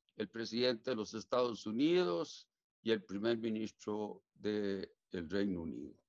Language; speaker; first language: Spanish; native; Spanish